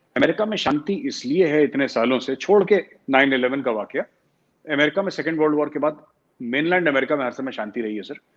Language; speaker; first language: Hindi; native; Hindi